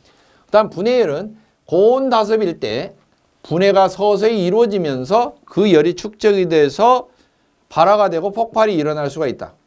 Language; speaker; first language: Korean; native; Korean